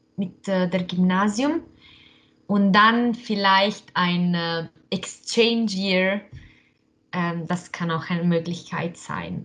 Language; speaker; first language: German; non-native, local second language; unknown